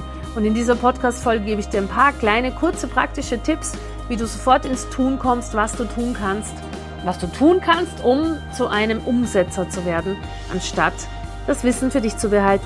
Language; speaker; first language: German; native; German